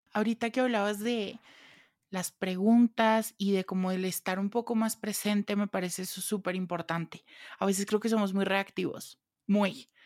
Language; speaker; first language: Spanish; native; Spanish